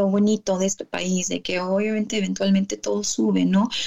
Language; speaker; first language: Spanish; native; Spanish